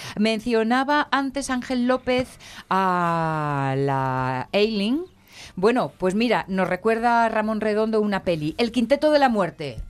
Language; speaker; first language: Spanish; native; Spanish